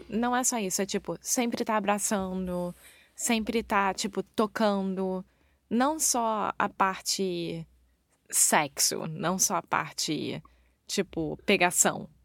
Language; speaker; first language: Portuguese; native; Portuguese